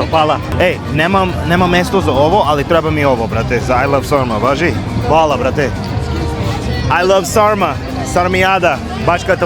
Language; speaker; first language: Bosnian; non-native, learner; English